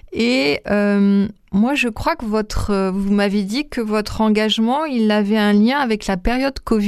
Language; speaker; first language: French; native; French